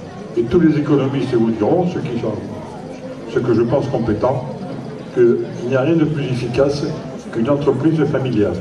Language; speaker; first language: French; native; French